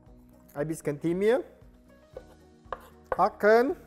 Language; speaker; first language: German; non-native, learner; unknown